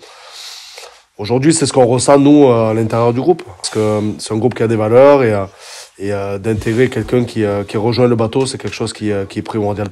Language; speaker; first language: French; native; French